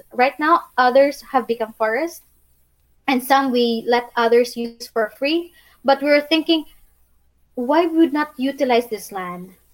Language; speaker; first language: English; non-native, local second language; Cebuano